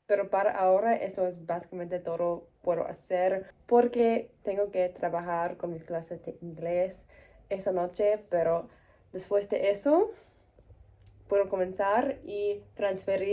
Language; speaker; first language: Spanish; non-native, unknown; English